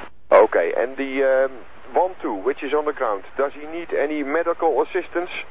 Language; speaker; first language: English; non-native, fluent; Dutch